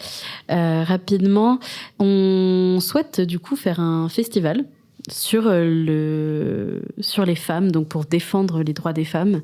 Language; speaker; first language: French; native; French